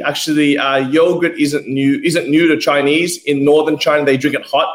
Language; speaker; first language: English; native; English